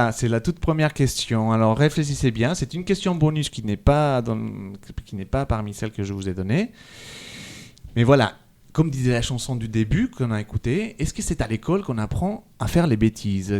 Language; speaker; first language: French; native; French